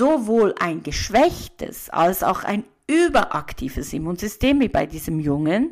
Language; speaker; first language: German; native; German